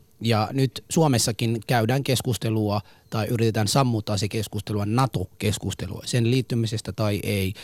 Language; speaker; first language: Finnish; non-native, fluent; Somali